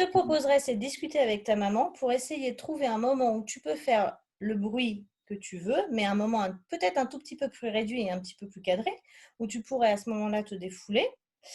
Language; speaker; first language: French; native; French